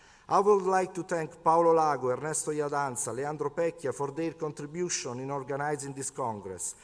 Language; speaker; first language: English; non-native, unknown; Italian